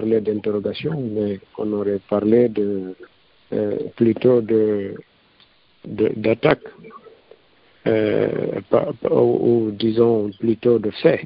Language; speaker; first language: French; non-native, local second language; Fula